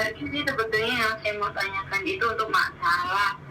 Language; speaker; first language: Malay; non-native, local second language; Javanese